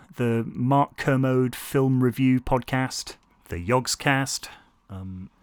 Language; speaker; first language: English; native; English